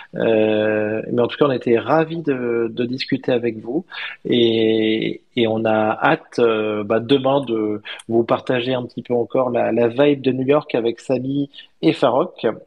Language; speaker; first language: French; native; French